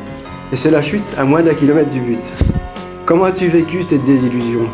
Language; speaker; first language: French; native; French